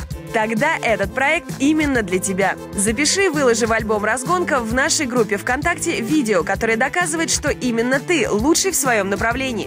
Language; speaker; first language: Russian; native; Russian